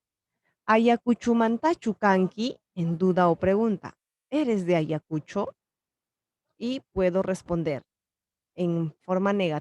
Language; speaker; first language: Spanish; non-native, local second language; Quechua